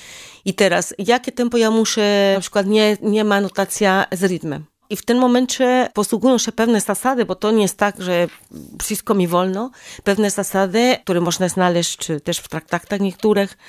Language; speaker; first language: Polish; non-native, learner; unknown